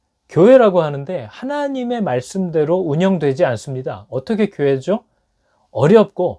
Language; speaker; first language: Korean; native; Korean